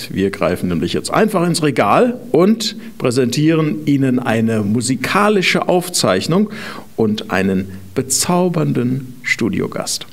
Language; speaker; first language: German; native; German